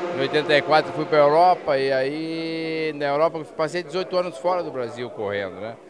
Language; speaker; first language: Portuguese; native; Portuguese